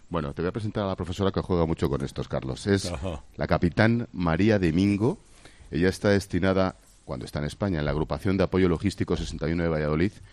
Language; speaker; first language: Spanish; native; Spanish